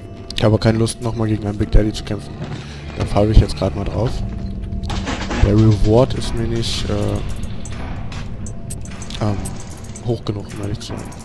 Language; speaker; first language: German; native; German